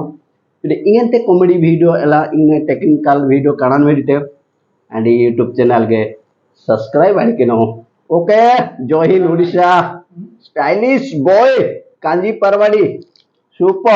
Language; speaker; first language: Malayalam; non-native, fluent; Odia